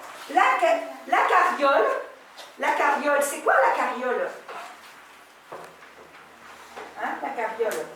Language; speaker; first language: French; non-native, local second language; Arabic